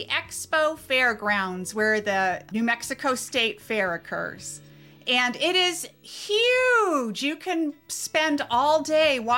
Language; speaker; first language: English; native; English